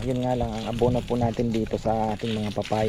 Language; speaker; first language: Filipino; native; Filipino